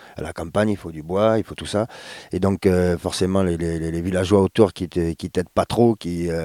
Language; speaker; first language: French; early bilingual, other home language; Spanish